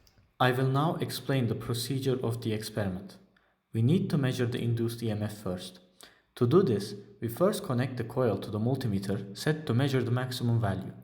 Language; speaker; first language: English; non-native, fluent; Turkish